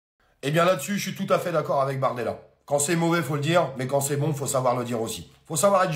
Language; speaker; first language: French; native; French